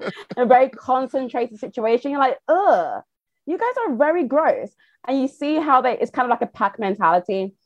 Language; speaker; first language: English; native; English